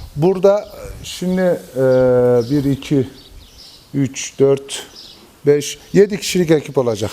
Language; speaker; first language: Turkish; native; Turkish